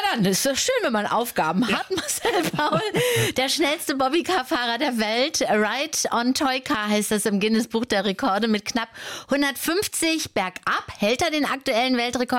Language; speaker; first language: German; native; German